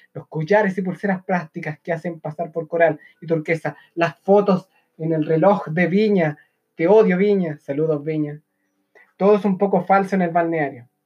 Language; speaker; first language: Spanish; native; Spanish